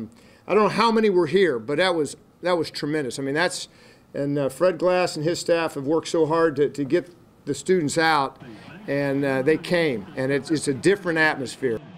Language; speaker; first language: English; native; English